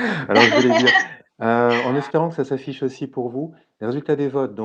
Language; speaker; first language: French; native; French